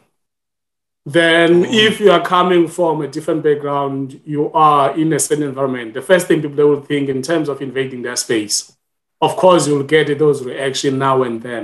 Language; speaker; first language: English; non-native, local second language; Xhosa